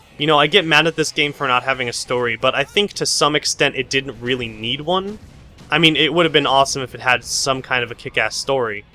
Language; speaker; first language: English; native; English